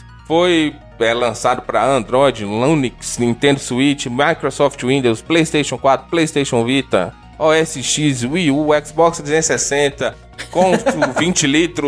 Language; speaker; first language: Portuguese; native; Portuguese